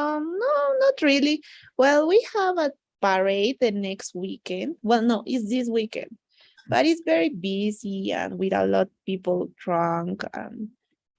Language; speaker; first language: English; non-native, learner; Spanish